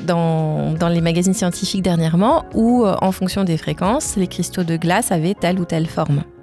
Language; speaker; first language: French; native; French